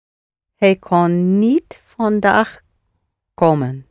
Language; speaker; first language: Dutch; non-native, learner; English